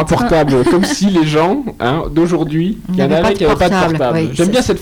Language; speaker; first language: French; native; French